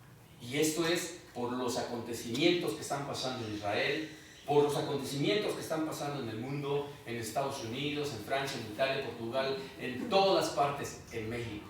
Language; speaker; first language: Spanish; native; Spanish